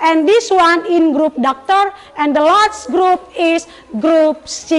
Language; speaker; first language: English; non-native, learner; Indonesian